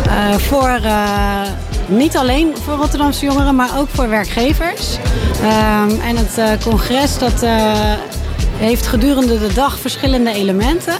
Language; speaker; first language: Dutch; native; Dutch